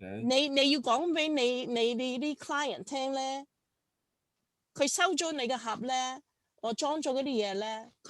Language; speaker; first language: Cantonese; early bilingual, heritage; Cantonese